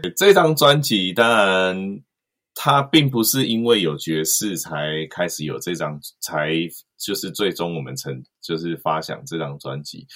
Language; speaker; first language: Chinese; native; Chinese